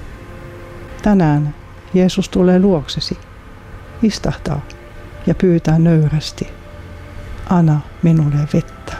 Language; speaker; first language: Finnish; non-native, fluent; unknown